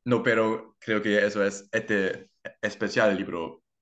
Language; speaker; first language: Spanish; non-native, learner; German